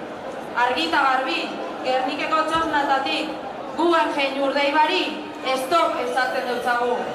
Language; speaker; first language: Basque; native; Basque